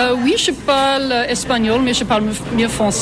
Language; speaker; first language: French; non-native, fluent; English